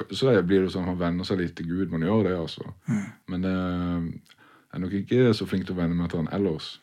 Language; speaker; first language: Norwegian; native; Norwegian